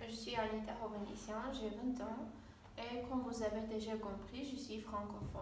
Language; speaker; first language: French; non-native, fluent; Armenian